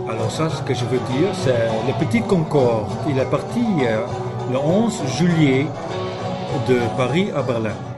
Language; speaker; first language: French; non-native, learner; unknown